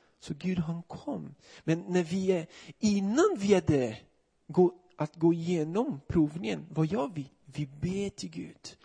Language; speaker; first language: Swedish; non-native, fluent; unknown